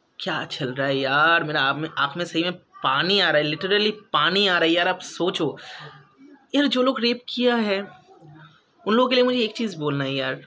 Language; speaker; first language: Hindi; non-native, local second language; Bangla